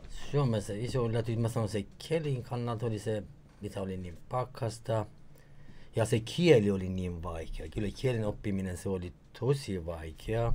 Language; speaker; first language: Finnish; non-native, fluent; Persian